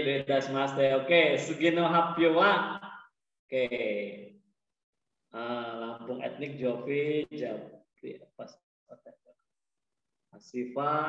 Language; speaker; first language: Japanese; non-native, fluent; Indonesian